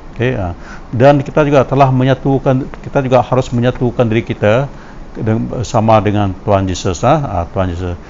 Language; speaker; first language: Malay; non-native, local second language; Iban